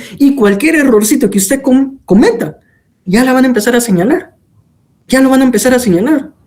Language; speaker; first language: Spanish; native; Spanish